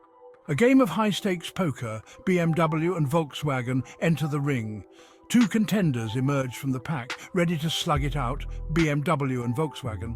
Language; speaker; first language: English; native; English